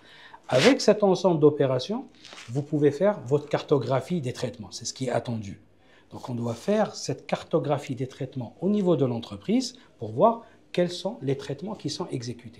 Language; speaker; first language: French; non-native, local second language; Arabic